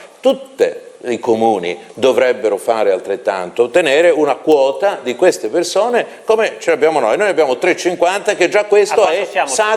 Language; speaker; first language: Italian; native; Italian